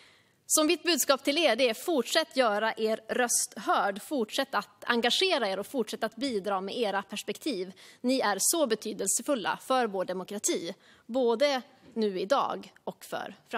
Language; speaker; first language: Swedish; native; Swedish